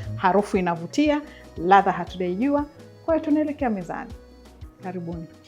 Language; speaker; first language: Swahili; native; Swahili